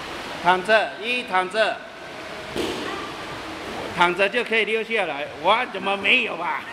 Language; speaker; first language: Chinese; native; Chinese